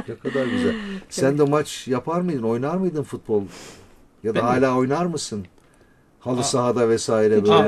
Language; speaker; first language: Turkish; native; Turkish